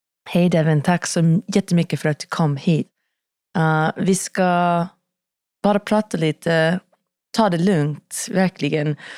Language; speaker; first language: Swedish; non-native, learner; English